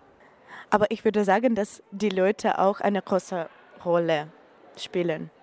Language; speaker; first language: German; non-native, learner; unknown